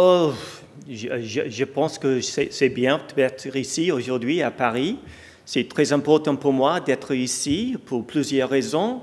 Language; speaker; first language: French; non-native, learner; English